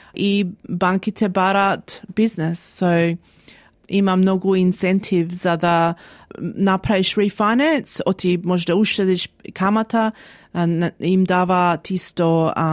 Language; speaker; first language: Macedonian; early bilingual, heritage; Macedonian